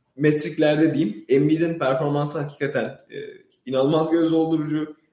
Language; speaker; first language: Turkish; native; Turkish